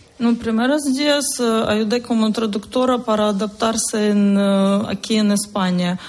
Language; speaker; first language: Spanish; non-native, learner; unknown